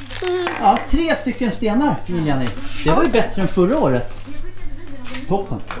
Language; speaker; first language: Swedish; native; Swedish